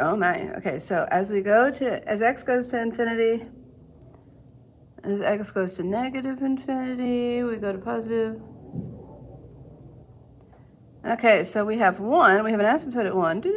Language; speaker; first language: English; native; English